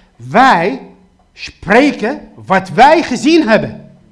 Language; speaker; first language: Dutch; non-native, fluent; Arabic